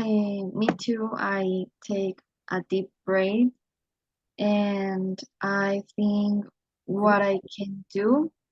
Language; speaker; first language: English; non-native, learner; Spanish